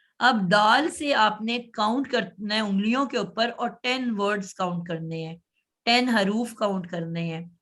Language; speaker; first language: Urdu; native; Urdu